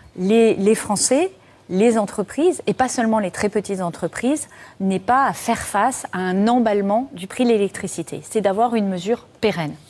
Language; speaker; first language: French; native; French